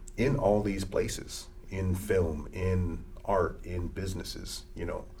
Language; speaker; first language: English; early bilingual, other home language; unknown